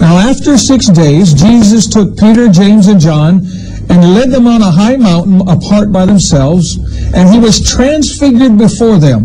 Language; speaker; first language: English; native; English